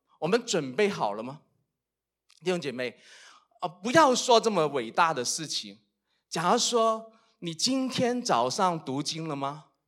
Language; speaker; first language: Chinese; non-native, local second language; Cantonese